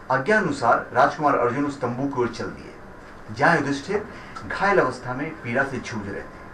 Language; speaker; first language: Hindi; native; Hindi